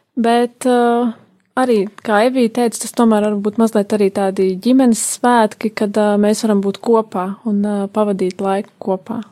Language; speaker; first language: Latvian; native; Latvian